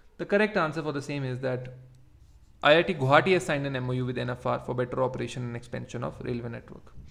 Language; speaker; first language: English; non-native, local second language; Hindi